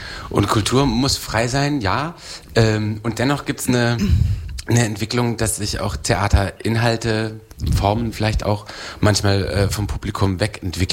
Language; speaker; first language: German; native; German